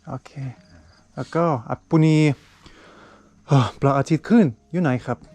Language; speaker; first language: Thai; non-native, learner; Russian